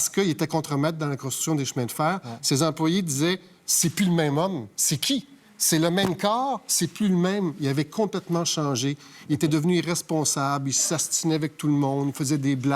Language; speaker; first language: French; native; French